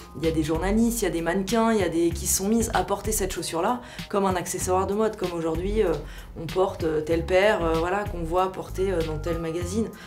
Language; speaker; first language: French; native; French